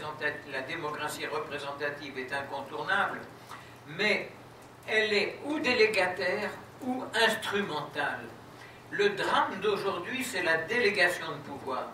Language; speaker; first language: French; native; French